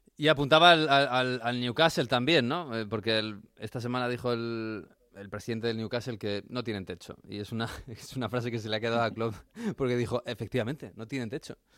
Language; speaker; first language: Spanish; native; Spanish